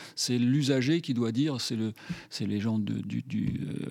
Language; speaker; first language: French; native; French